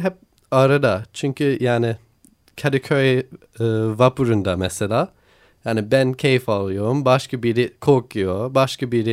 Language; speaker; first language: Turkish; non-native, learner; English